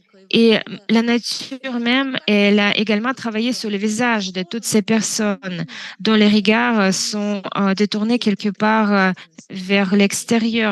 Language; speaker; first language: French; non-native, fluent; Russian